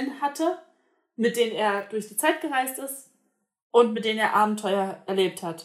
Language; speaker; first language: German; native; German